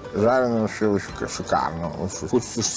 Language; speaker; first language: Ukrainian; non-native, learner; Italian